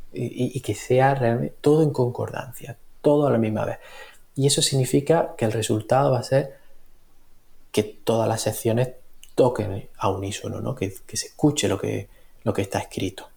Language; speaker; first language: Spanish; native; Spanish